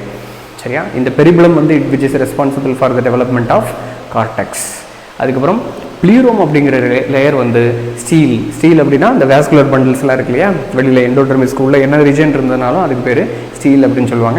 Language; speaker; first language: Tamil; native; Tamil